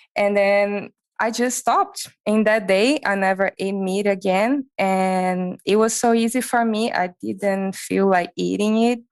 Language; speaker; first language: English; non-native, fluent; Portuguese